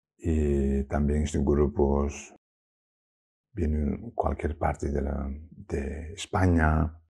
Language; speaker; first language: Spanish; non-native, learner; Tibetan